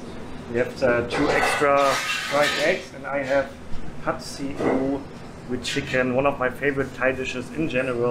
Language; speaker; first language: English; non-native, fluent; German